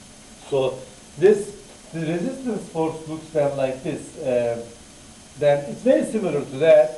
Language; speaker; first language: English; non-native, fluent; Turkish